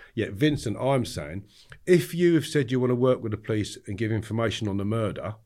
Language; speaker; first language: English; native; English